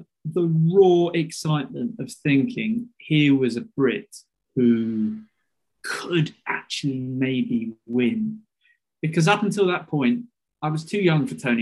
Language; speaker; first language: English; native; English